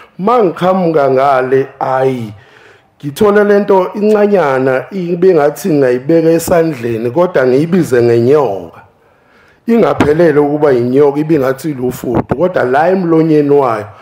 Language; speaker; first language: Zulu; native; Zulu